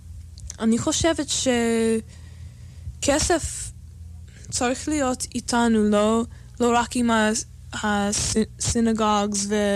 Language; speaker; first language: Hebrew; non-native, fluent; English